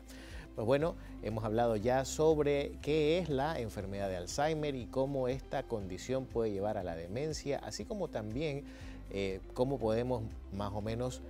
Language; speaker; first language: Spanish; native; Spanish